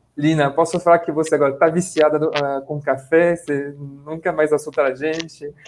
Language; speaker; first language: Portuguese; non-native, fluent; French